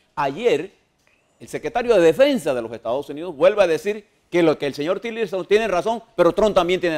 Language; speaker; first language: Spanish; native; Spanish